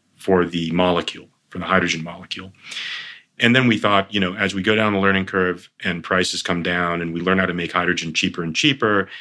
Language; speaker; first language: English; early bilingual, other home language; Armenian